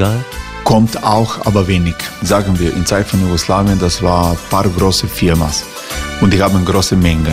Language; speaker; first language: German; non-native, fluent; Croatian